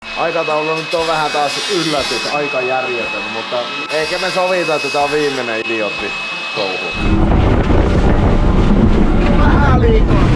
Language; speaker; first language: Finnish; native; Finnish